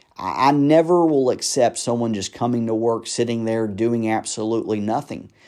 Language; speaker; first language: English; native; English